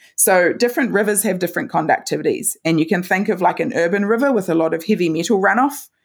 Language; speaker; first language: English; native; English